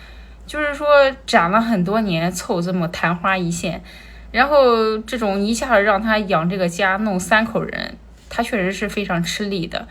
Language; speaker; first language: Chinese; native; Chinese